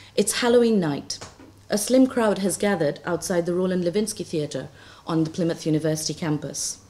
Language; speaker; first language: English; non-native, local second language; Bangla